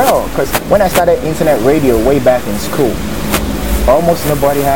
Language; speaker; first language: English; non-native, local second language; Yoruba